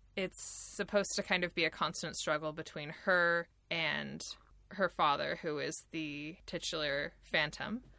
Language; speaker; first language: English; native; English